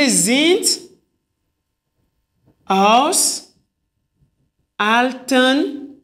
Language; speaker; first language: German; non-native, fluent; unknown